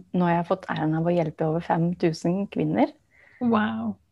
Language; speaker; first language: Norwegian; non-native, fluent; English